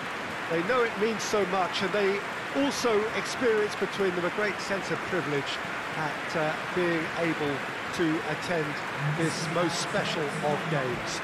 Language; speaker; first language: English; native; English